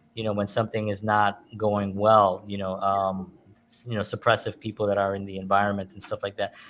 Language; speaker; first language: English; native; English